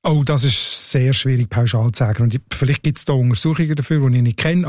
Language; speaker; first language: German; native; German